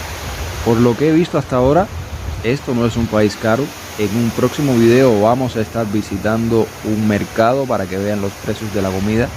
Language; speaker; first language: Spanish; native; Spanish